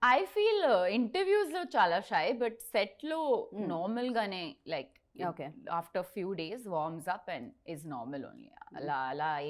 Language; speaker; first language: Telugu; non-native, learner; Tulu